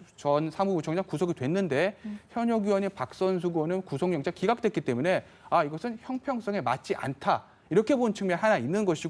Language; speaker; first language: Korean; native; Korean